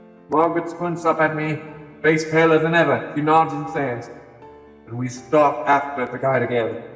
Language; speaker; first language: English; native; English